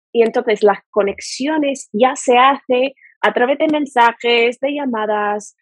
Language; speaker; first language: Spanish; non-native, fluent; English